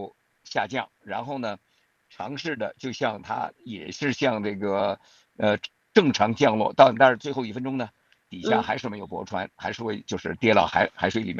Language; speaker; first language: Chinese; native; Chinese